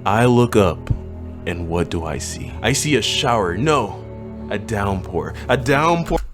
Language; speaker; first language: English; native; English